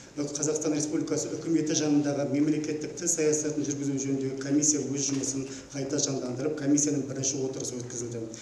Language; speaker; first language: Kazakh; native; Kazakh